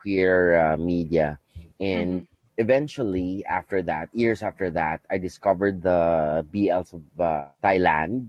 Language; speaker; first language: English; non-native, local second language; Filipino